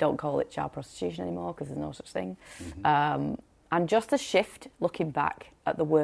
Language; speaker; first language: English; native; English